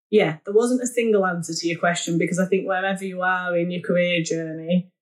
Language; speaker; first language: English; native; English